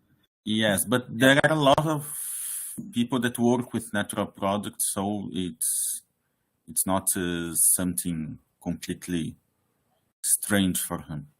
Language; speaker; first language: English; non-native, fluent; Portuguese